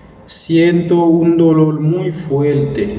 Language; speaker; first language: Spanish; non-native, learner; Haitian Creole